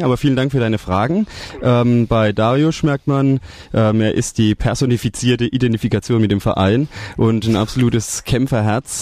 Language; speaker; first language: German; native; German